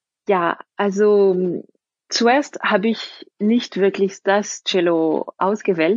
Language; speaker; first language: German; non-native, fluent; French